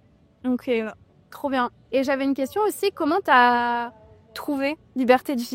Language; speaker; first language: French; native; French